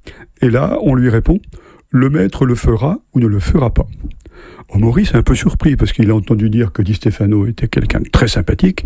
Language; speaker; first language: French; native; French